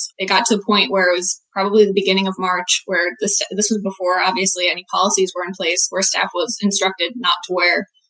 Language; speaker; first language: English; native; English